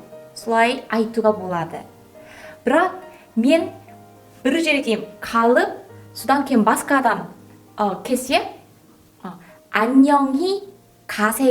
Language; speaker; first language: Kazakh; non-native, learner; Korean